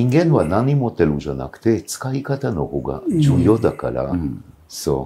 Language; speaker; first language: Japanese; non-native, fluent; Hebrew